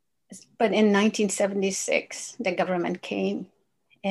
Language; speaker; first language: English; non-native, fluent; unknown